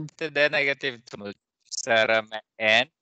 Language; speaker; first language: Swedish; non-native, fluent; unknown